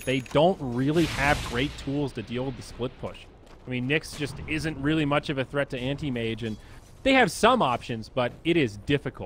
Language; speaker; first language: English; native; English